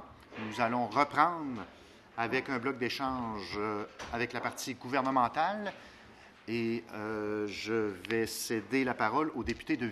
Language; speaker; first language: French; native; French